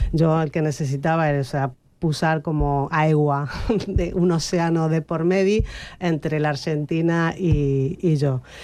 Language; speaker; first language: Catalan; non-native, learner; Spanish